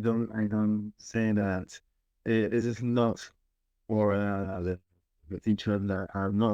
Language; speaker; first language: English; non-native, learner; Spanish